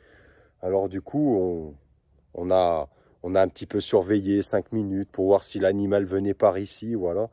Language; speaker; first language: French; native; French